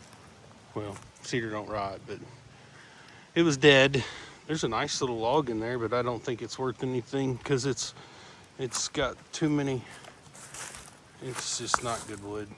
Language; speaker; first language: English; native; English